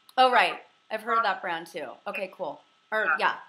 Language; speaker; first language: English; native; English